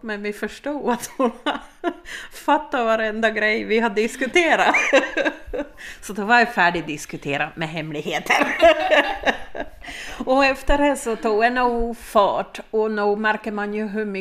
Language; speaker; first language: Swedish; native; Swedish